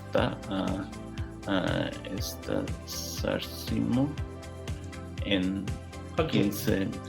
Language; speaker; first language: Spanish; non-native, learner; English